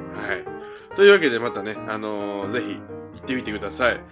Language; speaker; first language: Japanese; native; Japanese